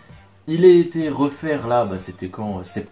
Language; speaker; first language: French; native; French